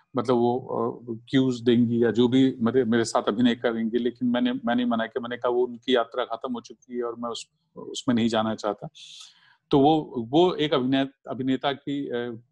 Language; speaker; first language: Hindi; native; Hindi